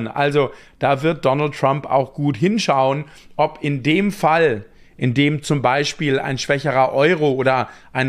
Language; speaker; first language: German; native; German